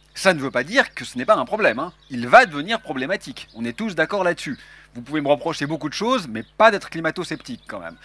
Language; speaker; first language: French; native; French